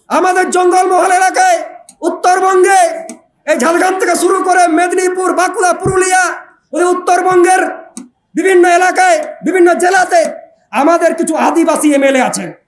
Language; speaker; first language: Bangla; non-native, local second language; Santali